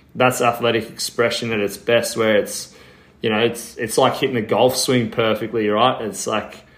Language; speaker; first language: English; native; English